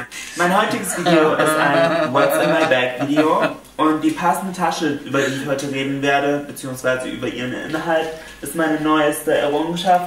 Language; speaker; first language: German; native; German